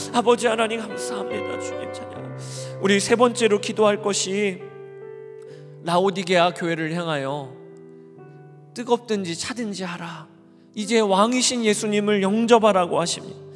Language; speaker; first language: Korean; native; Korean